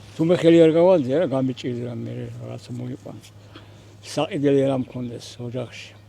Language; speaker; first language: Georgian; native; Georgian